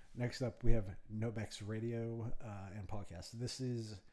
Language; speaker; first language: English; native; English